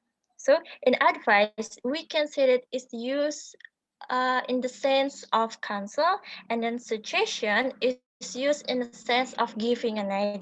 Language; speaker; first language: English; non-native, learner; Indonesian